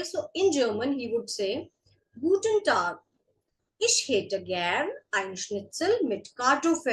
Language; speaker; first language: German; non-native, fluent; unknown